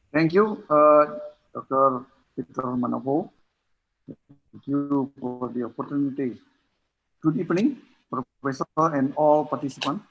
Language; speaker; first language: English; non-native, learner; Indonesian